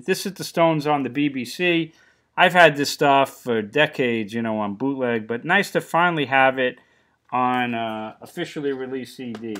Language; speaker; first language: English; native; English